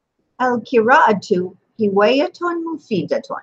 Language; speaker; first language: Arabic; non-native, fluent; English